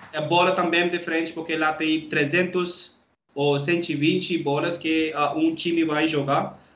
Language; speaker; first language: Portuguese; non-native, learner; Urdu